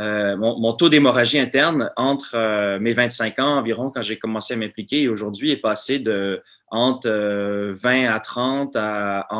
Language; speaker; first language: French; native; French